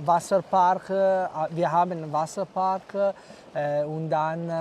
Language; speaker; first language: German; non-native, learner; Italian